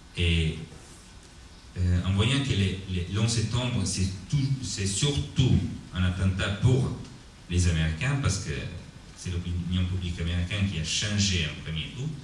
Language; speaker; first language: French; non-native, learner; Italian